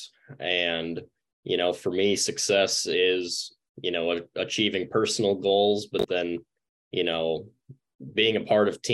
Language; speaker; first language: English; native; English